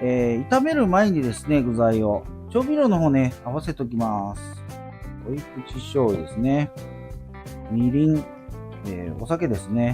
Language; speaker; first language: Japanese; native; Japanese